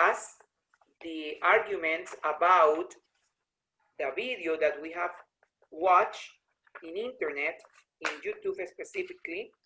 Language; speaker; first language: English; non-native, learner; Spanish